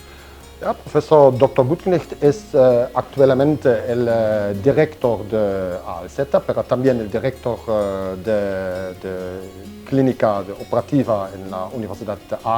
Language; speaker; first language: Spanish; non-native, fluent; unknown